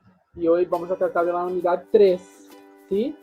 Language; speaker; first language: Spanish; non-native, fluent; Portuguese